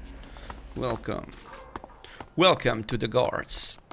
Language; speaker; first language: English; non-native, fluent; Romanian